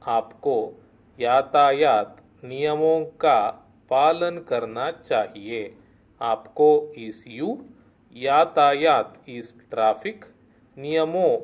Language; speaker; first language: Hindi; native; Hindi